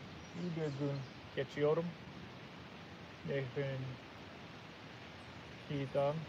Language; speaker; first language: Turkish; non-native, learner; English